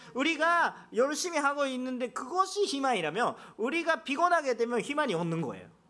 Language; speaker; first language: Korean; non-native, fluent; Japanese